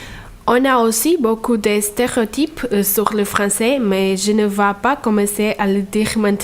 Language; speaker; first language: French; non-native, fluent; Portuguese